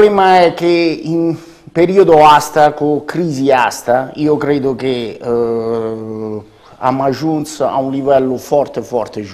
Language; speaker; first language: Romanian; non-native, learner; Italian